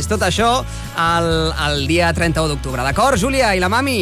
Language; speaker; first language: Catalan; native; Catalan